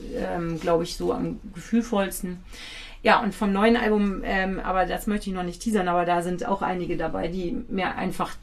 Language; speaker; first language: German; native; German